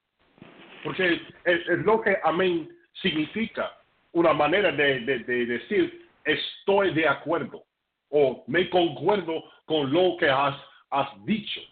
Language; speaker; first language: Spanish; non-native, fluent; English